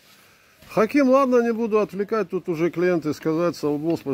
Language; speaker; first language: Russian; native; Russian